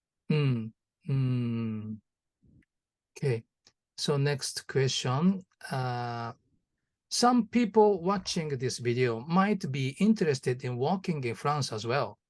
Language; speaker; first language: English; non-native, learner; Japanese